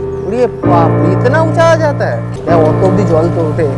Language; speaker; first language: Hindi; non-native, local second language; Bangla